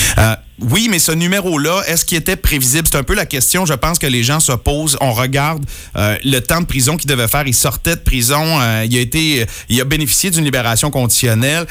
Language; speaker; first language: French; native; French